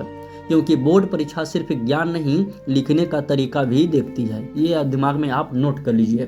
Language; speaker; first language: Hindi; native; Hindi